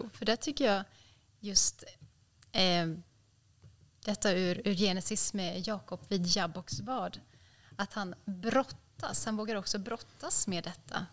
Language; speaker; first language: Swedish; native; Swedish